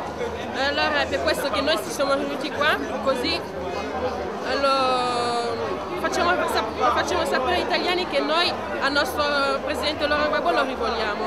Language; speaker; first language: Italian; early bilingual, other home language; French